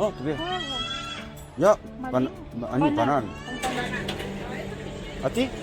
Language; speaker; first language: Russian; non-native, learner; Korean